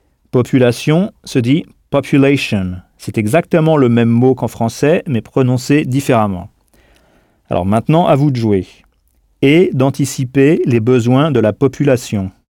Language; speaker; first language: French; native; French